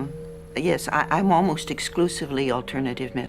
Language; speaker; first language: English; native; English